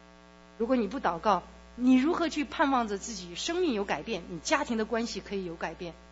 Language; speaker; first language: Chinese; native; Chinese